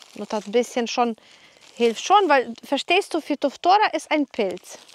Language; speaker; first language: German; non-native, fluent; Ukrainian